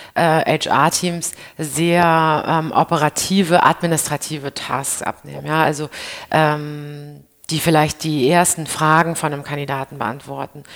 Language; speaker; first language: German; native; German